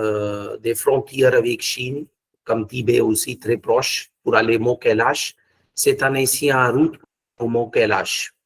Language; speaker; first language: French; non-native, fluent; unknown